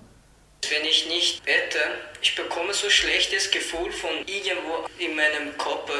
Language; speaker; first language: German; non-native, learner; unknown